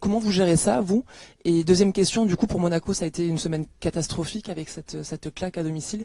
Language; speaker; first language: French; native; French